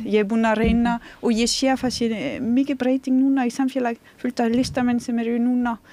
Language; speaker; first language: Icelandic; non-native, learner; French